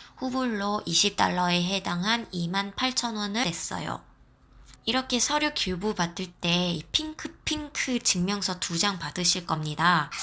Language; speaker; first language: Korean; non-native, fluent; Vietnamese